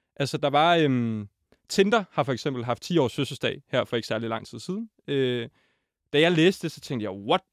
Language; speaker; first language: Danish; native; Danish